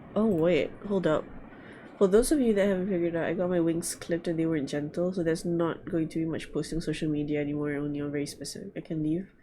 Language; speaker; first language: English; non-native, learner; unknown